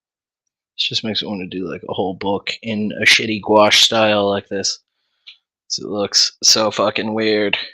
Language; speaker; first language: English; native; English